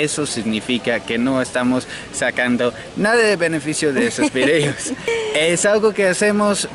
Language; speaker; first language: Spanish; non-native, fluent; English